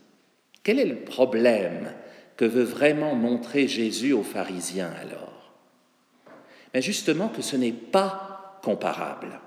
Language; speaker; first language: French; native; French